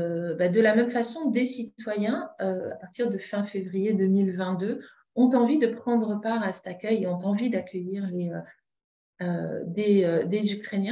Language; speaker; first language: French; native; French